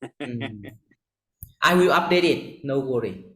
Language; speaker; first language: English; non-native, learner; Vietnamese